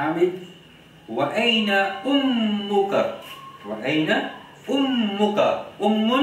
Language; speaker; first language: Arabic; non-native, fluent; Morisyen